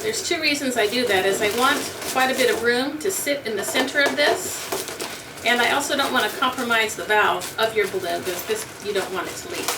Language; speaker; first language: English; native; English